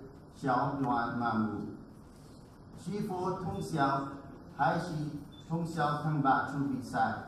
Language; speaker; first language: Chinese; non-native, learner; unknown